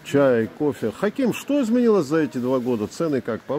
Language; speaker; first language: Russian; native; Russian